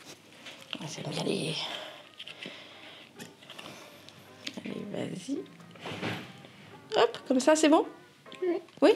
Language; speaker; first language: French; native; French